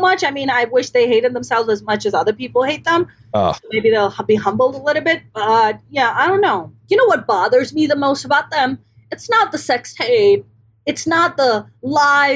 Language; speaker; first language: English; non-native, local second language; Urdu